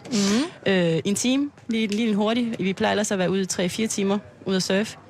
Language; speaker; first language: Danish; non-native, fluent; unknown